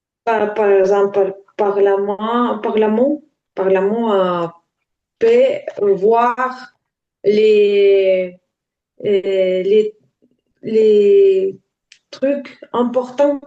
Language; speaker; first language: French; non-native, learner; Ukrainian